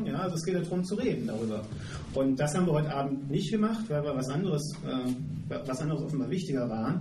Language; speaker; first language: German; native; German